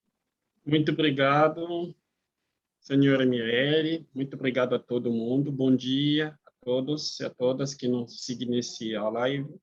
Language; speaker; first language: Portuguese; non-native, fluent; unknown